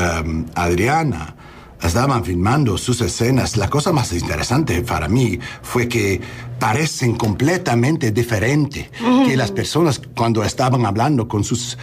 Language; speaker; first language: Spanish; non-native, learner; English